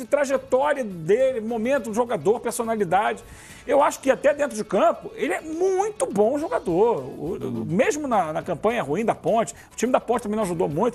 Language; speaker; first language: Portuguese; native; Portuguese